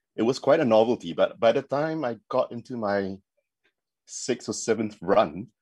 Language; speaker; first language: English; native; English